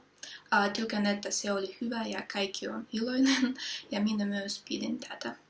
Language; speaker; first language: Finnish; non-native, learner; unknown